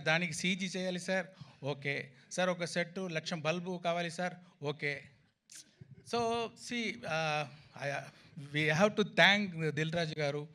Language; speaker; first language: Telugu; non-native, fluent; Tamil